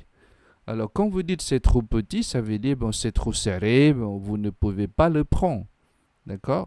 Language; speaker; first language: French; non-native, fluent; Khmer